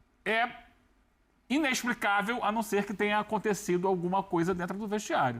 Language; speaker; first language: Portuguese; native; Portuguese